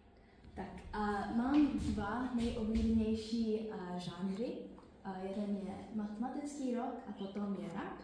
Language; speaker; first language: Czech; non-native, learner; English